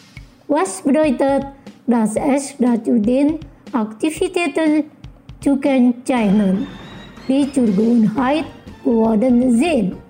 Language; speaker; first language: German; non-native, fluent; Indonesian